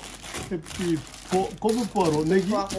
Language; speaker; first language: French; non-native, learner; Japanese